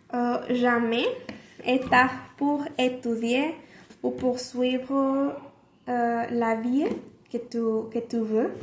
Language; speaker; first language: French; non-native, learner; Spanish